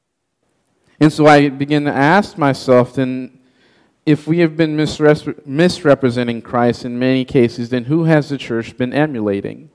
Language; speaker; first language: English; non-native, fluent; Haitian Creole